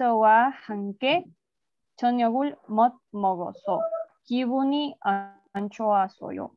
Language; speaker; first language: Korean; non-native, learner; Spanish